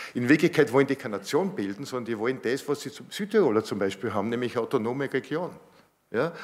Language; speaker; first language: German; native; German